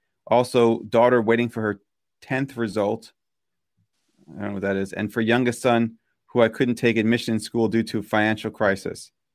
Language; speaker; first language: English; native; English